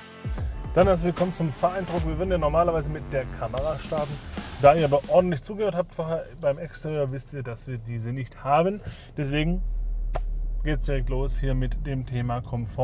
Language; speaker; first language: German; native; German